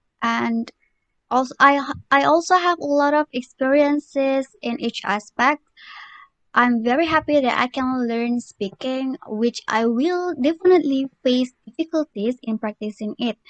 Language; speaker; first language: English; non-native, learner; Indonesian